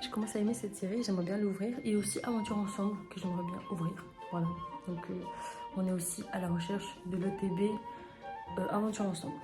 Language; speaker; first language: French; native; French